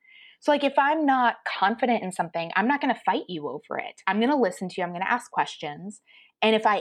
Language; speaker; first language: English; native; English